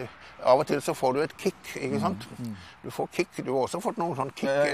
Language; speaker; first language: Norwegian; native; Norwegian